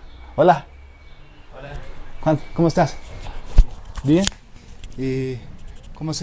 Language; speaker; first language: Spanish; non-native, learner; English